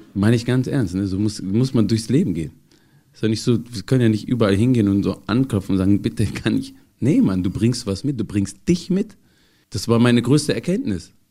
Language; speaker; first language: German; early bilingual, other home language; Tigrinya